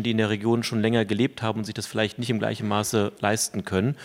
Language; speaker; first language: German; native; German